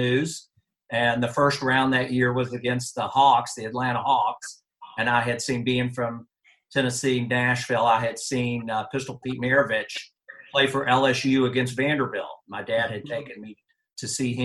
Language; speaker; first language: English; native; English